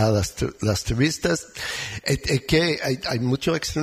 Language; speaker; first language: Spanish; non-native, learner; English